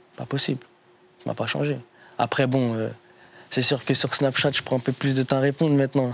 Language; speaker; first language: French; native; French